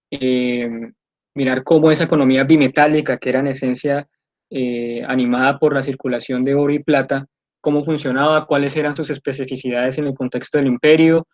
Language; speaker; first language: Spanish; native; Spanish